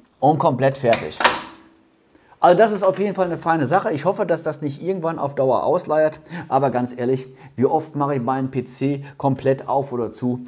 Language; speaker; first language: German; native; German